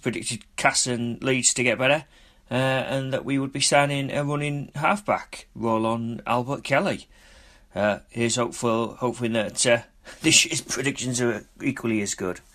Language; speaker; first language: English; native; English